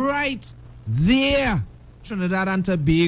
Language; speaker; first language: English; native; English